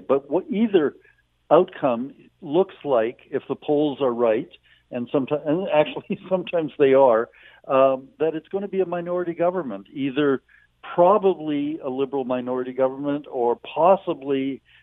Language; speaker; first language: English; native; English